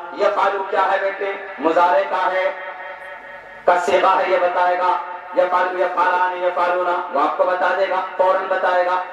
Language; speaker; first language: Urdu; native; Urdu